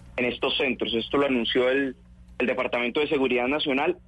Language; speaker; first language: Spanish; native; Spanish